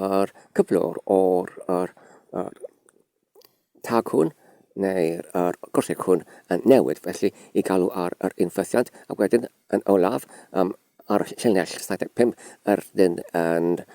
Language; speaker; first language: Welsh; non-native, learner; English